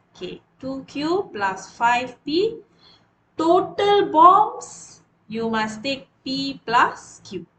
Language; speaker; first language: English; non-native, local second language; Malay